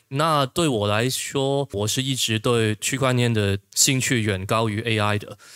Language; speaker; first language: Chinese; non-native, local second language; Cantonese